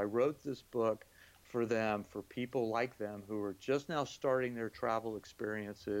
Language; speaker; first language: English; native; English